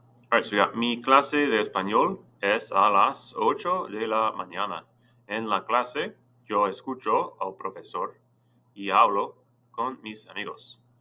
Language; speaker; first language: Spanish; non-native, fluent; English